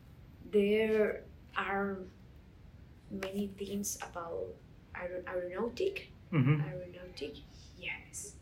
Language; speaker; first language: English; non-native, learner; Spanish